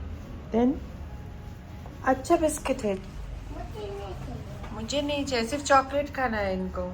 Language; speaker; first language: Hindi; non-native, local second language; Bangla